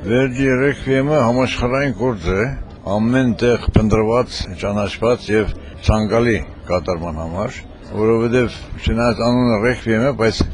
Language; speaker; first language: Armenian; early bilingual, heritage; Armenian